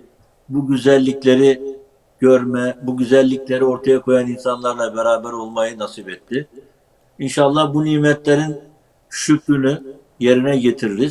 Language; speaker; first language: Turkish; native; Turkish